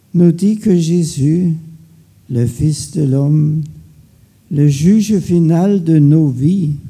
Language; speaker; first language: French; non-native, fluent; German